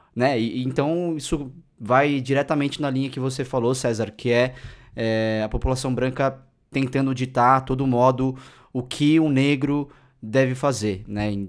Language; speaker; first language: Portuguese; native; Portuguese